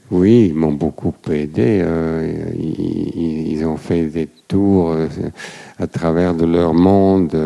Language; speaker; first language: French; non-native, fluent; German